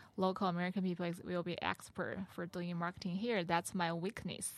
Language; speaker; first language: English; non-native, learner; Chinese